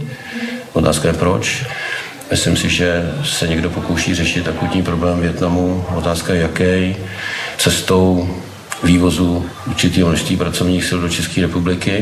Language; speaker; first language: Czech; native; Czech